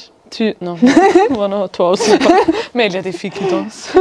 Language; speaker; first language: French; non-native, fluent; German